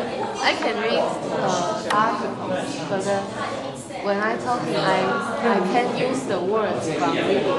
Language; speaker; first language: English; non-native, learner; Chinese